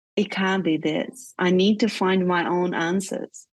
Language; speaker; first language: English; non-native, fluent; Portuguese